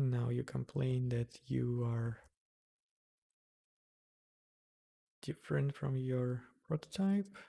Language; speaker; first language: English; non-native, fluent; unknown